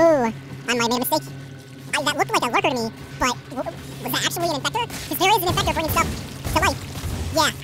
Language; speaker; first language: English; native; English